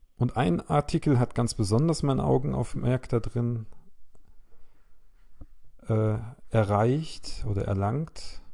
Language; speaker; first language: German; native; German